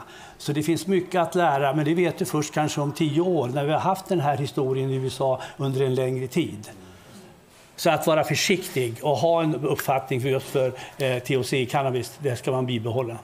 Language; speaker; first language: Swedish; native; Swedish